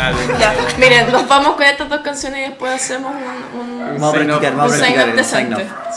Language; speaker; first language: Spanish; native; Spanish